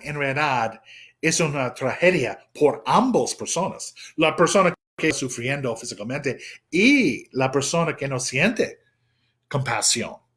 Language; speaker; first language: Spanish; non-native, fluent; English